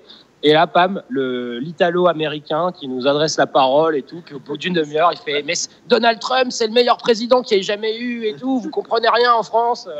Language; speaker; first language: French; native; French